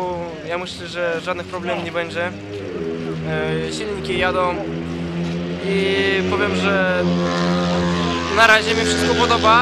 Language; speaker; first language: Polish; non-native, fluent; Russian